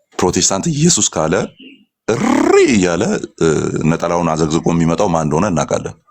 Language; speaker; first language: Amharic; non-native, local second language; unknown